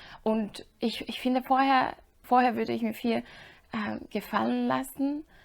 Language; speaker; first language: German; non-native, fluent; Slovak